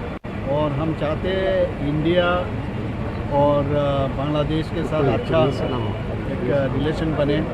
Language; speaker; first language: Hindi; non-native, local second language; Bangla